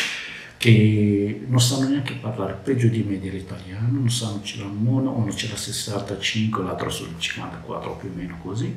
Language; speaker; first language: Italian; non-native, learner; Arabic